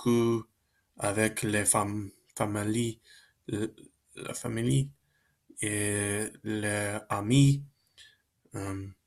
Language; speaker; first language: French; non-native, learner; Spanish